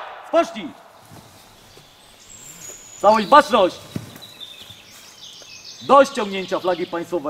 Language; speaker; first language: Polish; native; Polish